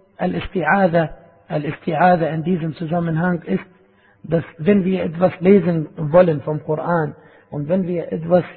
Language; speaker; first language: German; non-native, fluent; Arabic